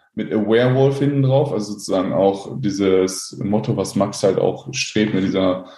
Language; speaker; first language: German; native; German